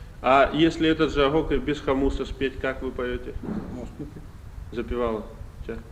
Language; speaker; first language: Russian; native; Russian